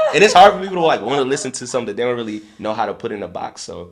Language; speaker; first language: English; native; English